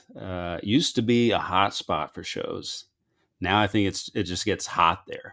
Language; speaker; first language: English; native; English